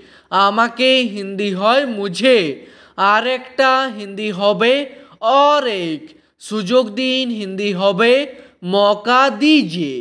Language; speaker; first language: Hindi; non-native, fluent; Bangla